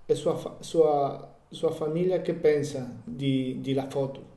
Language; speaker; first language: Portuguese; non-native, learner; Spanish